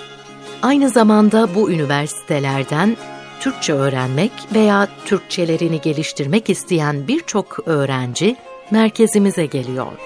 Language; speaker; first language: Turkish; native; Turkish